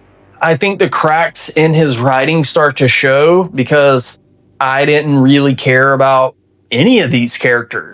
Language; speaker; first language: English; native; English